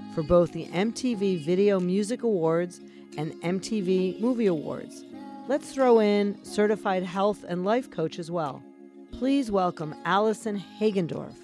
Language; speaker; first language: English; native; English